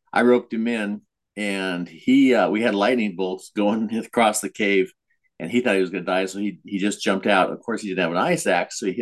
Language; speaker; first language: English; native; English